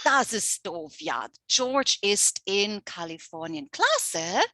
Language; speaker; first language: German; non-native, fluent; English